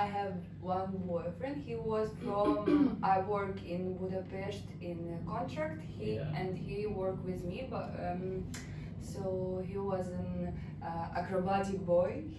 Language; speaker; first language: English; non-native, learner; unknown